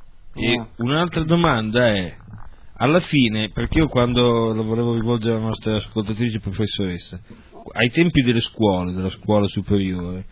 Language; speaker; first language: Italian; native; Italian